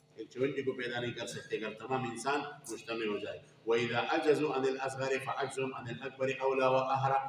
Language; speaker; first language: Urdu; non-native, local second language; Pashto